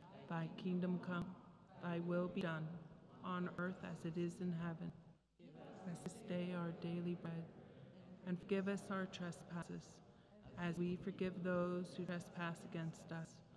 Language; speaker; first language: English; native; English